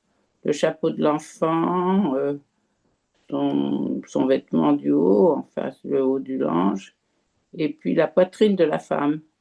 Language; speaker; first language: French; native; French